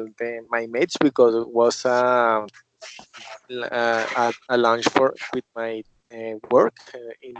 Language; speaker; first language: English; non-native, learner; Spanish